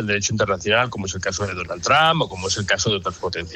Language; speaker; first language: Spanish; native; Spanish